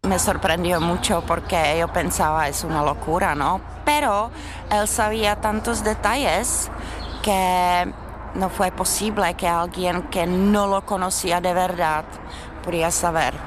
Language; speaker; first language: Spanish; non-native, learner; Czech